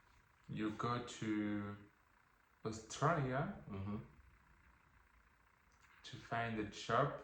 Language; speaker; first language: English; non-native, learner; French